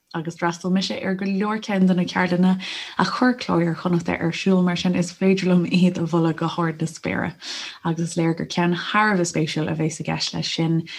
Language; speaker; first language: Irish; non-native, local second language; English